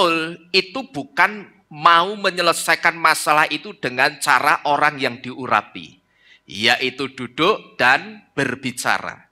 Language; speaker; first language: Indonesian; native; Indonesian